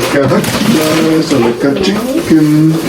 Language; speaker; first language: German; native; German